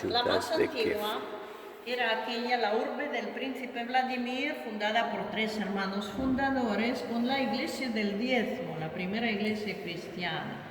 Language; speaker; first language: Spanish; non-native, fluent; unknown